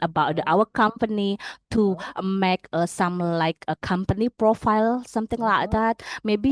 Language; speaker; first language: English; non-native, learner; Indonesian